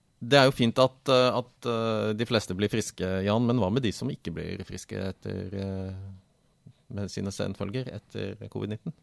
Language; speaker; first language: Norwegian; native; Norwegian